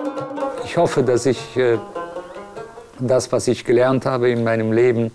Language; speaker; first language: German; non-native, fluent; Persian